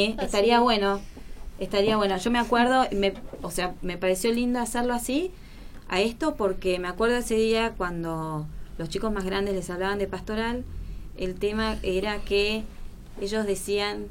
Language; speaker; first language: Spanish; native; Spanish